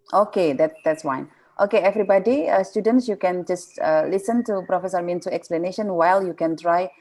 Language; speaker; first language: English; non-native, fluent; Indonesian